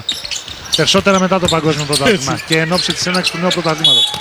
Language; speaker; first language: Greek; native; Greek